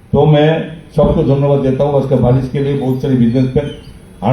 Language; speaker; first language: Hindi; non-native, local second language; Bangla